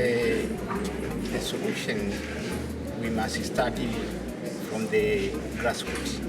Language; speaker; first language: English; non-native, learner; Swahili